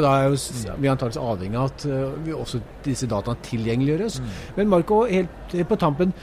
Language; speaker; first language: Norwegian; native; Norwegian